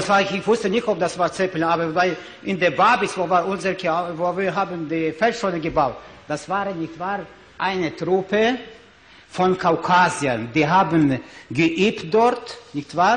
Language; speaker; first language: German; non-native, learner; Ukrainian